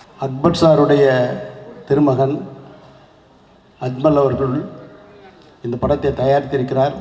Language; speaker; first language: Tamil; native; Tamil